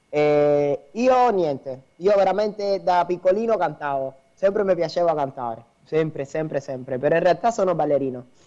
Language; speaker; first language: Italian; non-native, fluent; Spanish